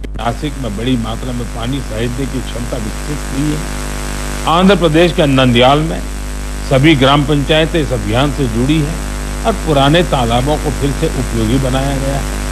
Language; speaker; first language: Hindi; non-native, local second language; Gujarati